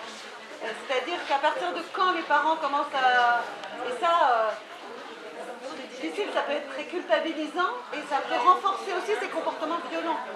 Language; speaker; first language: French; native; French